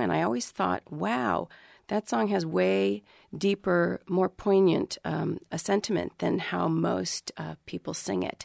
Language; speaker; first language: English; early bilingual, other home language; Spanish